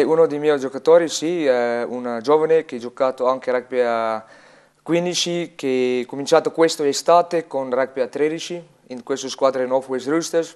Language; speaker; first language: Italian; non-native, learner; Afrikaans